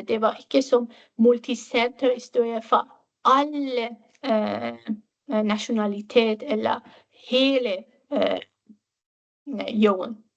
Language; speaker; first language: Danish; non-native, fluent; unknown